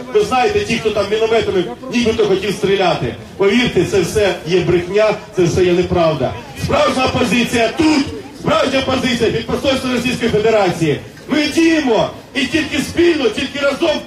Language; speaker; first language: Ukrainian; native; Ukrainian